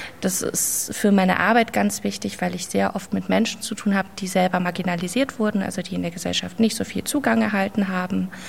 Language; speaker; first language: German; native; German